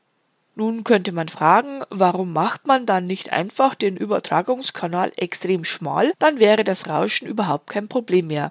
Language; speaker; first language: German; native; German